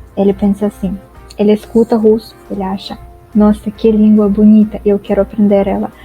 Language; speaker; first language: Portuguese; non-native, fluent; Russian